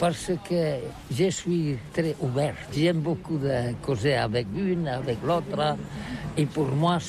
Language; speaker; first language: French; non-native, learner; Catalan